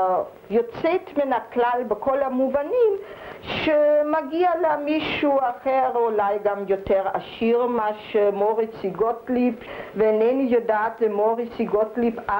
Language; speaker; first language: Hebrew; early bilingual, other home language; German